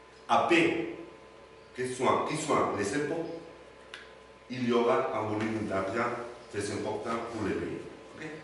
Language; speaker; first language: French; non-native, learner; Spanish